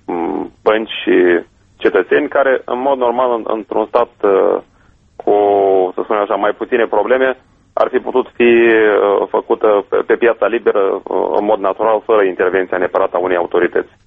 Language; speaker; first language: Romanian; native; Romanian